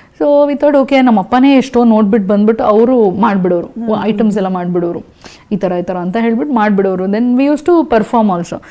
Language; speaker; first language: Kannada; native; Kannada